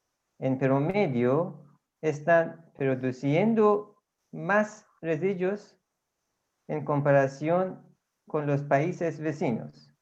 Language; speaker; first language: Spanish; non-native, fluent; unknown